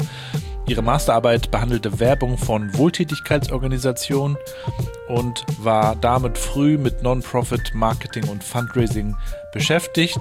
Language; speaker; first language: German; native; German